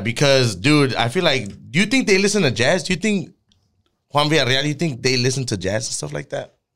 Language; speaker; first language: English; early bilingual, other home language; Spanish